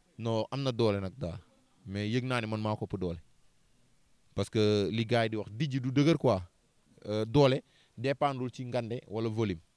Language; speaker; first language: Wolof; native; Wolof